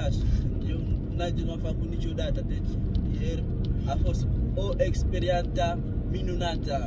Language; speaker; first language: Romanian; non-native, learner; Swahili